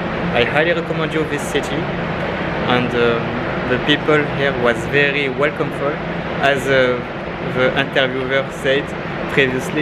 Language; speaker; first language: English; non-native, learner; French